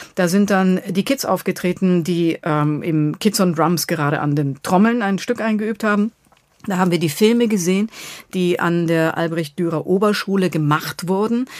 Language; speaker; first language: German; native; German